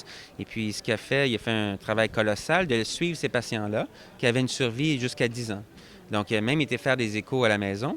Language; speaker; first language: French; native; French